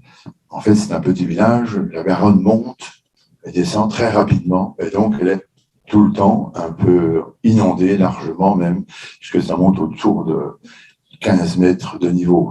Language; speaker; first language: French; native; French